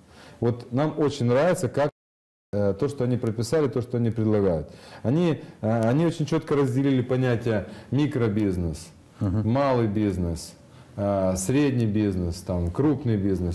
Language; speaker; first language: Russian; native; Russian